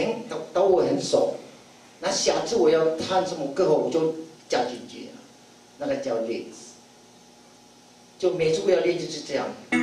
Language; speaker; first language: Chinese; non-native, fluent; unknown